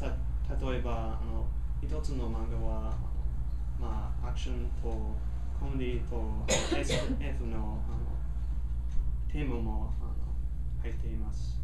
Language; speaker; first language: Japanese; non-native, learner; English